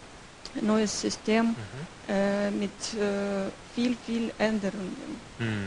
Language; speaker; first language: German; non-native, learner; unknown